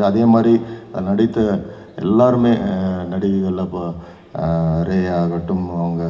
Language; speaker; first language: Tamil; native; Tamil